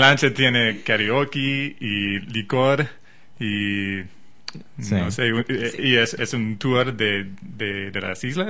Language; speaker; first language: Spanish; non-native, learner; English